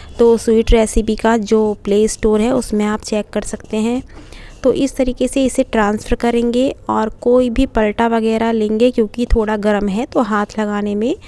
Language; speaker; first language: Hindi; native; Hindi